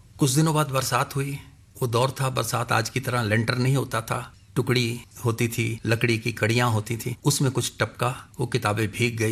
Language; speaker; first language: Hindi; non-native, local second language; Punjabi